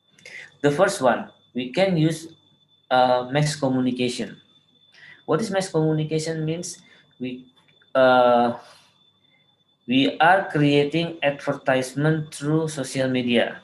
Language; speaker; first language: English; non-native, learner; Indonesian